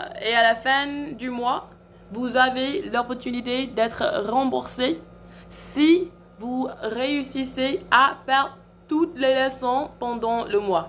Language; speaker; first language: French; non-native, fluent; English